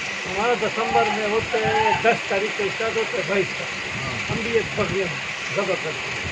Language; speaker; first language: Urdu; non-native, local second language; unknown